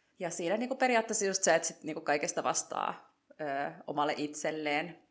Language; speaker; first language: Finnish; native; Finnish